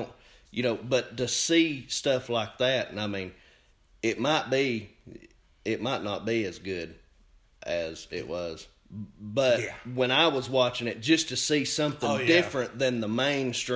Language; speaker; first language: English; native; English